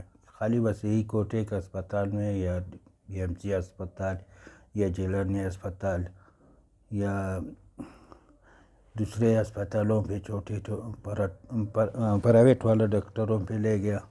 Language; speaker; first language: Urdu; non-native, local second language; Pashto